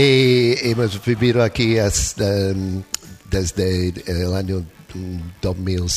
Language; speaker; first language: Spanish; non-native, fluent; English